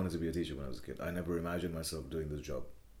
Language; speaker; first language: English; non-native, local second language; Bangla